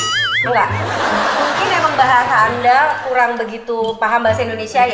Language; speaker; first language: Indonesian; native; Indonesian